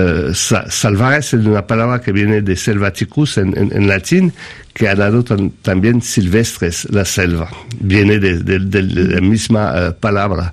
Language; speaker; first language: Spanish; non-native, fluent; French